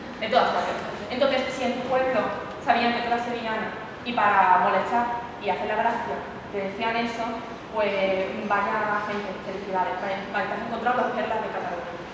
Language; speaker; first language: Spanish; native; Spanish